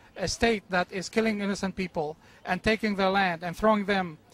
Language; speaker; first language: English; non-native, fluent; Arabic